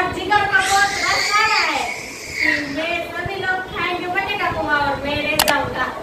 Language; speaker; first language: Hindi; non-native, local second language; Gujarati